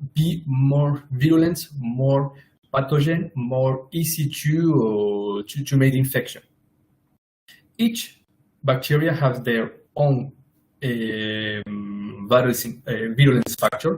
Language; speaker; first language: English; non-native, fluent; Spanish